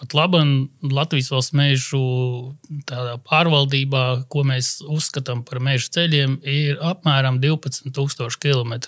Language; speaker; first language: Latvian; native; Latvian